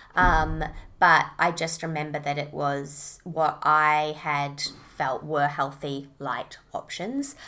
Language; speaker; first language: English; native; English